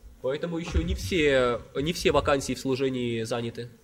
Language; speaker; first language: Russian; native; Russian